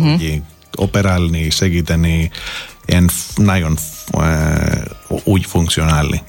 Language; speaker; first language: Hungarian; non-native, learner; Greek